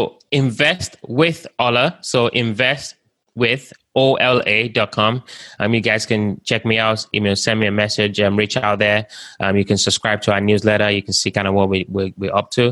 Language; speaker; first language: English; non-native, local second language; Yoruba